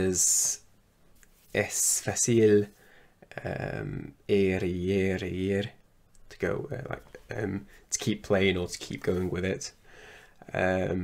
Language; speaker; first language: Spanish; non-native, learner; English